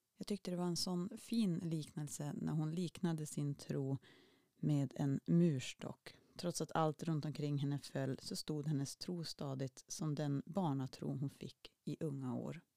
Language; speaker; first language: Swedish; native; Swedish